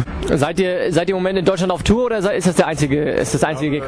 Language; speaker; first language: German; native; German